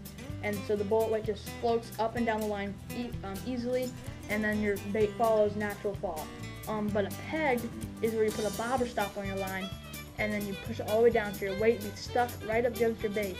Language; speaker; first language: English; native; English